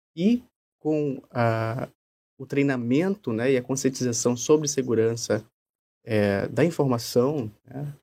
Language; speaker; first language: Portuguese; native; Portuguese